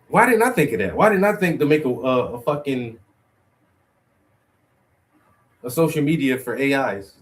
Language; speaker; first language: English; native; English